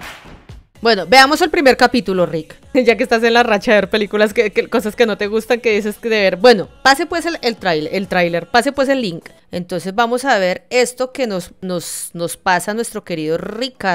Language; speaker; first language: Spanish; native; Spanish